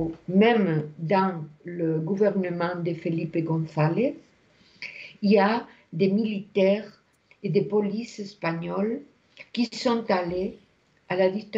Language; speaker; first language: French; non-native, fluent; Spanish